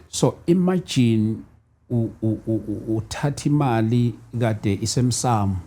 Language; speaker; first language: Zulu; native; Zulu